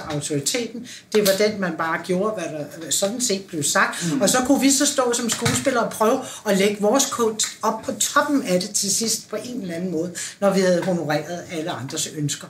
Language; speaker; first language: Danish; native; Danish